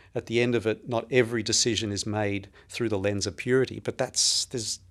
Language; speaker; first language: English; native; English